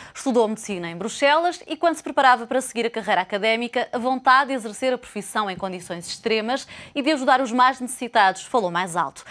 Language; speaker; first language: Portuguese; native; Portuguese